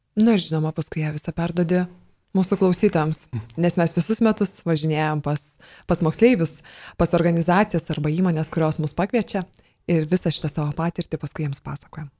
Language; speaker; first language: Lithuanian; native; Lithuanian